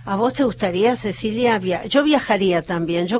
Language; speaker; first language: Spanish; native; Spanish